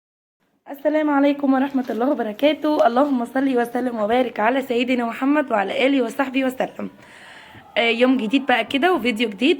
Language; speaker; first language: Arabic; native; Arabic